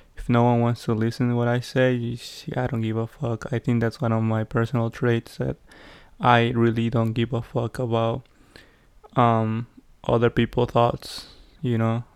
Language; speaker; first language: English; non-native, fluent; Spanish